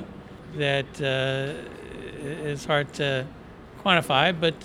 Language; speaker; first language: English; native; English